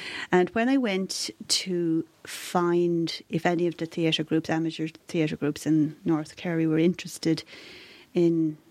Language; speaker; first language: English; native; English